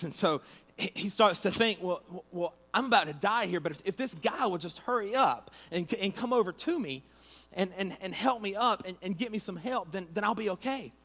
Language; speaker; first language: English; native; English